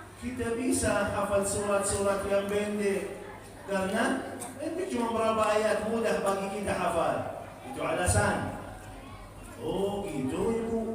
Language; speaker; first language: Malay; non-native, fluent; Arabic